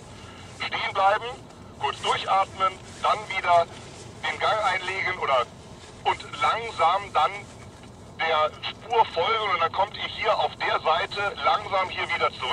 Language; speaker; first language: German; native; German